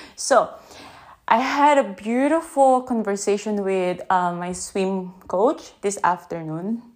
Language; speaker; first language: English; non-native, local second language; Filipino